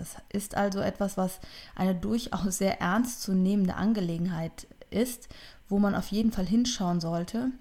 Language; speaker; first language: German; native; German